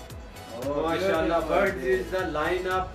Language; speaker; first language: English; non-native, learner; Urdu